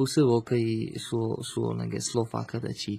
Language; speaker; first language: Chinese; non-native, learner; Slovak